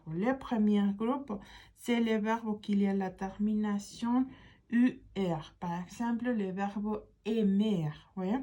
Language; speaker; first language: French; non-native, fluent; Spanish